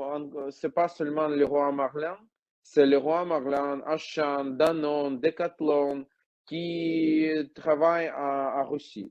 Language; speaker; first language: French; non-native, learner; Ukrainian